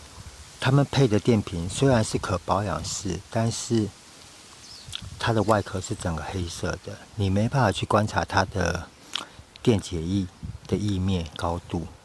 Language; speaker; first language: Chinese; native; Chinese